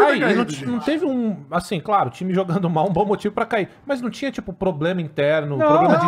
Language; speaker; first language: Portuguese; native; Portuguese